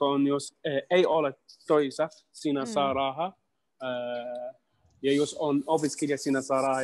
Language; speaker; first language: Finnish; non-native, learner; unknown